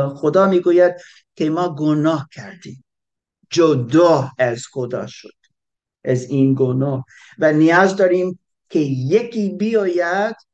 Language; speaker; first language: Persian; non-native, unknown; English